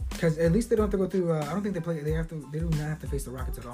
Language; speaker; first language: English; early bilingual, other home language; Spanish